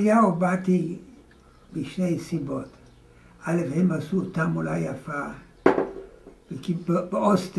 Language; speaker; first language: Hebrew; non-native, fluent; German